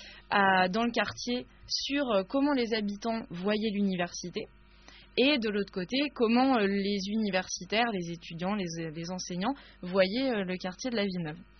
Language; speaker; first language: French; native; French